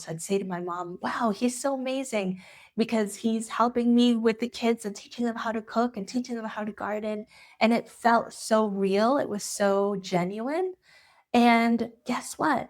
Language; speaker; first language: English; native; English